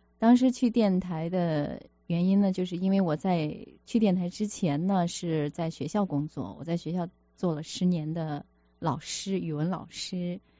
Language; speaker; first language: Chinese; native; Chinese